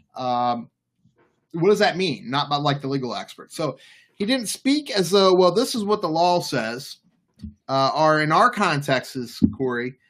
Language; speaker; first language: English; native; English